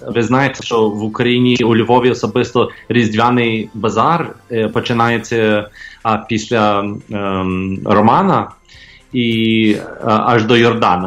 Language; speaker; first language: Ukrainian; early bilingual, heritage; Ukrainian